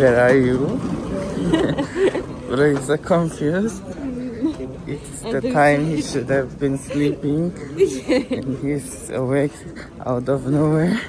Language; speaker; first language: English; non-native, fluent; Korean